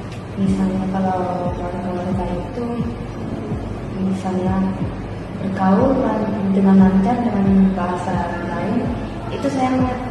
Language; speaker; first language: Indonesian; non-native, local second language; Min Nan Chinese